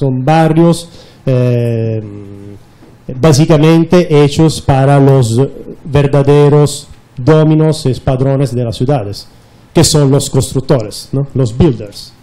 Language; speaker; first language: Spanish; non-native, fluent; Italian